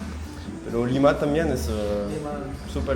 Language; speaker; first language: Spanish; non-native, learner; French